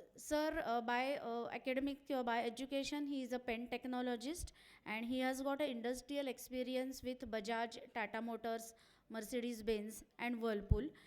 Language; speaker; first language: English; non-native, local second language; Marathi